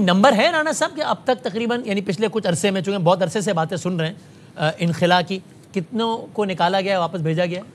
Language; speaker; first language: Urdu; native; Urdu